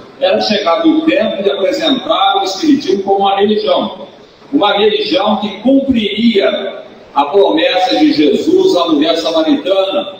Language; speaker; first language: Portuguese; native; Portuguese